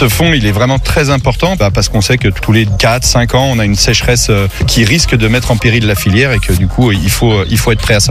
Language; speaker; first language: French; native; French